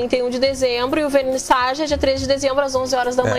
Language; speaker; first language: Portuguese; native; Portuguese